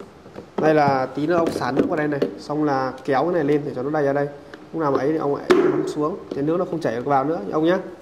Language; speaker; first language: Vietnamese; native; Vietnamese